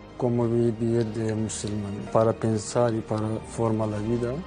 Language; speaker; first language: Spanish; non-native, learner; Persian